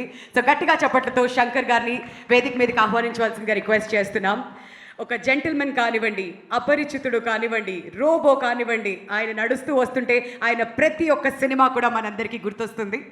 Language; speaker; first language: Telugu; native; Telugu